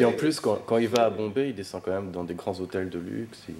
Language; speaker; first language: French; native; French